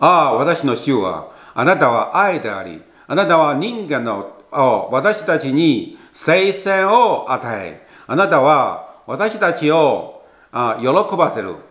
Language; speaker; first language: Japanese; non-native, learner; Chinese